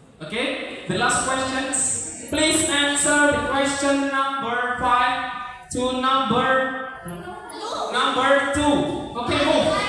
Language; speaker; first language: English; non-native, learner; Indonesian